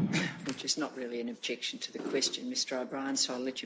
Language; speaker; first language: English; native; English